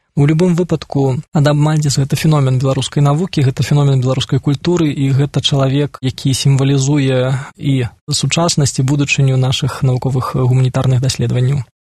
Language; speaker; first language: Belarusian; native; Belarusian